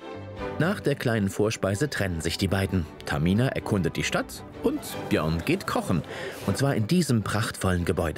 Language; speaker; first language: German; native; German